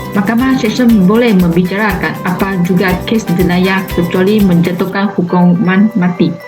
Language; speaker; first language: Malay; non-native, local second language; Chinese